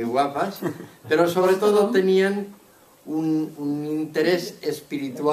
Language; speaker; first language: Spanish; non-native, local second language; Catalan